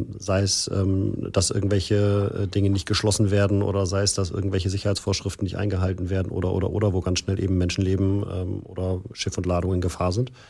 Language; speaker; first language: German; native; German